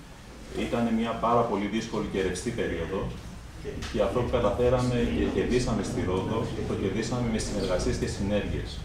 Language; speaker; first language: Greek; native; Greek